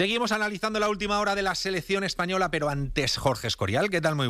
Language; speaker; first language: Spanish; native; Spanish